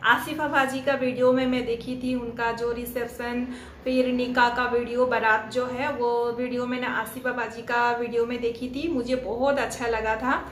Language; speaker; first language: Hindi; non-native, local second language; Bangla